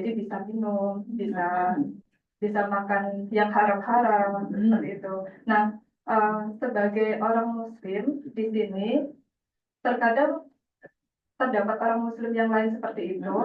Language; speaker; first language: Indonesian; native; Indonesian